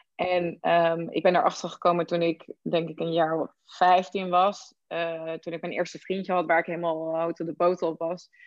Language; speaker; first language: Dutch; native; Dutch